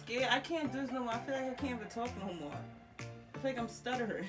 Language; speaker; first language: English; native; English